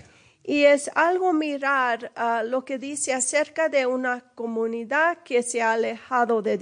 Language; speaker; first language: Spanish; early bilingual, heritage; English